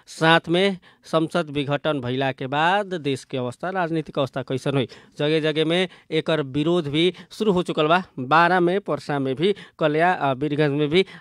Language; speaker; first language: Bhojpuri; native; Bhojpuri